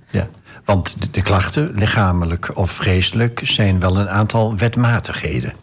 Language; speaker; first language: Dutch; native; Dutch